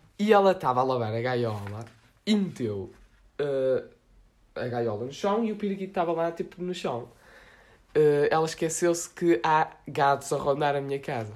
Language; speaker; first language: Portuguese; native; Portuguese